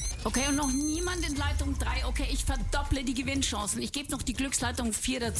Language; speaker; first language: German; native; German